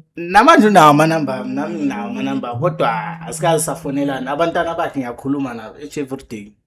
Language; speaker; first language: Zulu; native; Zulu